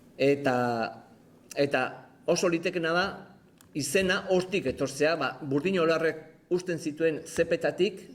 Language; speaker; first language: Basque; native; Basque